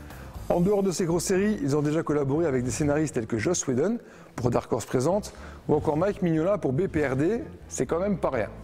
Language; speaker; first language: French; native; French